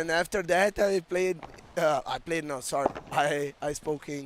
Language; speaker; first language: English; non-native, fluent; Portuguese